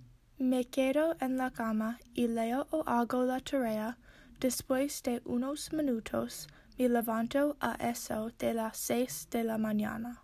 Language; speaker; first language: Spanish; non-native, learner; English